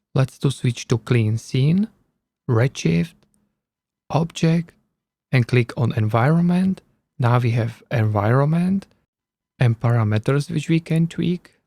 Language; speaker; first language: English; non-native, learner; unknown